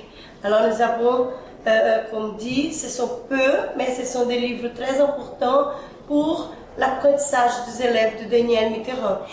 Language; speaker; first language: French; non-native, fluent; Portuguese